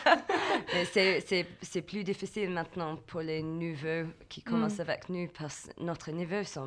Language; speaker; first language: French; non-native, learner; English